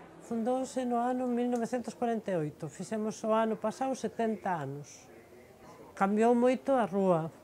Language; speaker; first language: Galician; native; Galician